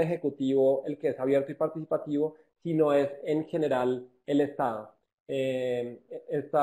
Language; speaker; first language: Spanish; native; Spanish